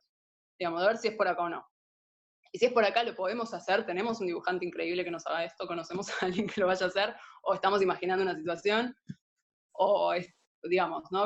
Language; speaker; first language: Spanish; native; Spanish